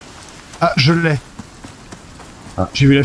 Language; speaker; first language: French; native; French